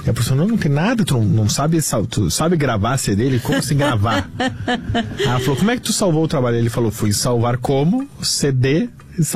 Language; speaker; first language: Portuguese; native; Portuguese